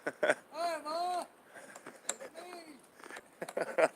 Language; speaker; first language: English; native; English